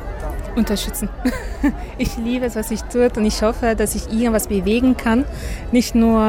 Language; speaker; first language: German; non-native, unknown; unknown